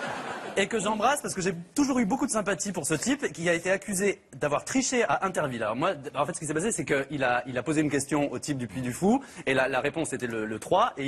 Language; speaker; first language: French; native; French